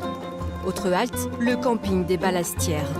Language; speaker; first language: French; native; French